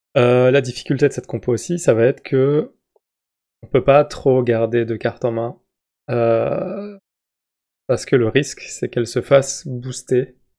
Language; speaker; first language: French; native; French